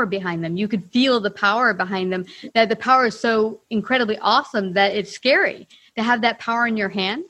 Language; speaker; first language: English; native; English